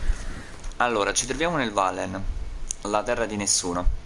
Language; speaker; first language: Italian; native; Italian